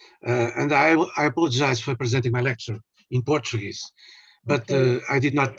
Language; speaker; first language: English; non-native, learner; Portuguese